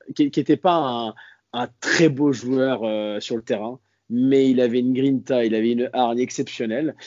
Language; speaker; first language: French; native; French